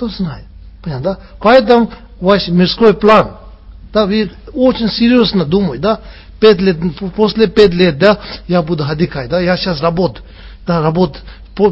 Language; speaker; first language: Russian; non-native, learner; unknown